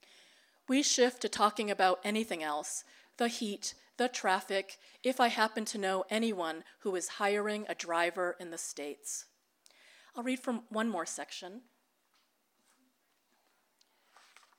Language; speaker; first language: English; early bilingual, other home language; Filipino